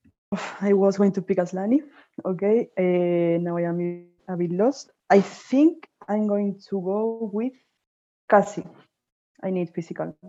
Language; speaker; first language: English; non-native, fluent; Spanish